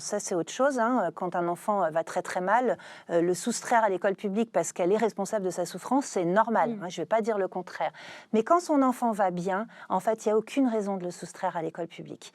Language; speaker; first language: French; native; French